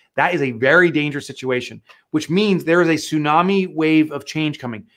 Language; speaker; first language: English; native; English